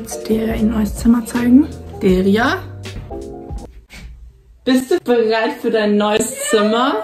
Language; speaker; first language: German; native; German